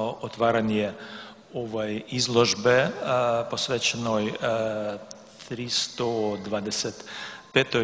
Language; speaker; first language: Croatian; non-native, learner; Russian